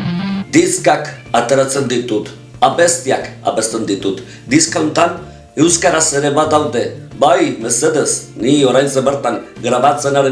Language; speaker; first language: Basque; non-native, local second language; Spanish